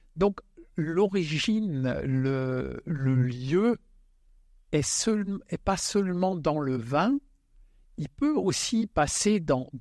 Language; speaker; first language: French; non-native, local second language; Swiss German